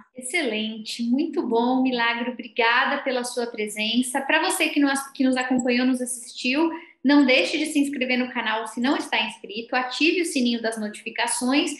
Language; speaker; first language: Portuguese; native; Portuguese